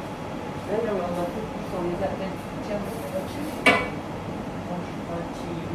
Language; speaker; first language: French; native; French